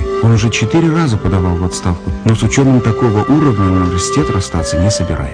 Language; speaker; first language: Russian; native; Russian